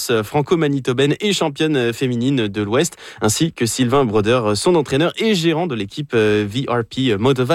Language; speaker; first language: French; native; French